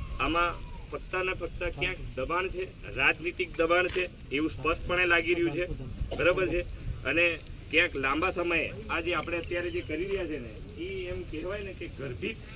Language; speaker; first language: Gujarati; native; Gujarati